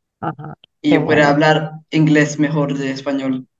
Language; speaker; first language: Spanish; early bilingual, heritage; English